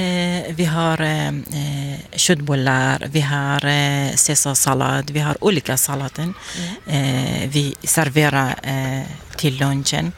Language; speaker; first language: Swedish; non-native, learner; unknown